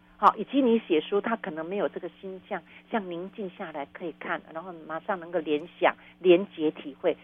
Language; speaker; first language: Chinese; non-native, local second language; Hakka Chinese